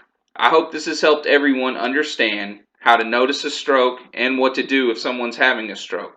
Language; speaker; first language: English; native; English